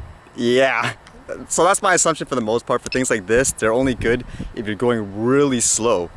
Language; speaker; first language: English; native; English